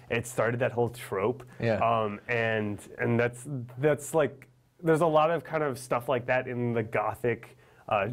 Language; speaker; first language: English; native; English